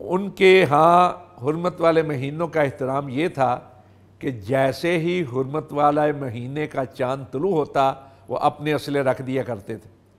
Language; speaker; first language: Urdu; non-native, local second language; Punjabi